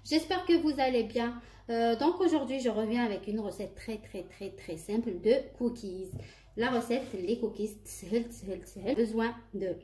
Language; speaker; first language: French; non-native, local second language; Arabic